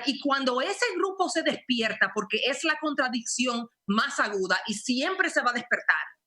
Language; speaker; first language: Spanish; early bilingual, heritage; Spanish